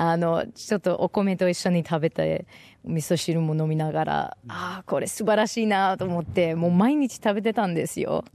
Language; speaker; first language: Japanese; non-native, fluent; English